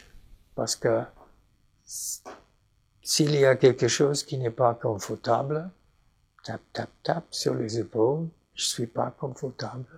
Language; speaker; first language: French; non-native, fluent; English